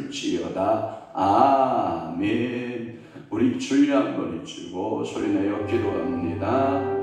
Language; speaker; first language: Korean; native; Korean